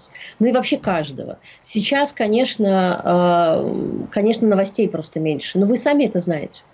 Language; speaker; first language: Russian; native; Russian